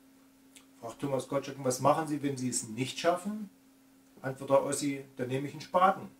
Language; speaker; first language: German; native; German